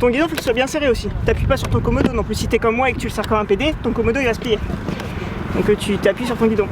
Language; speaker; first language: French; native; French